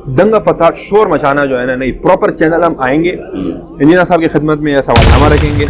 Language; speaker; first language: Urdu; non-native, local second language; Pashto